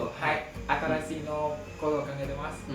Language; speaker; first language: Japanese; non-native, learner; Vietnamese